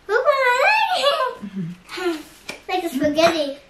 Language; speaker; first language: English; early bilingual, other home language; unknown